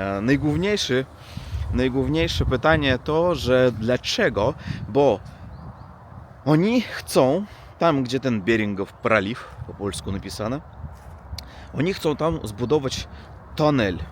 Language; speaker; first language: Polish; non-native, learner; Russian